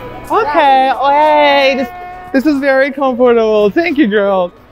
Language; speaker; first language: English; non-native, learner; Turkish